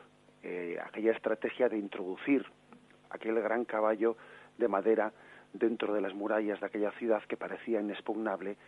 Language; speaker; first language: Spanish; native; Spanish